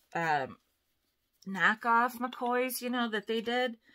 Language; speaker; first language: English; native; English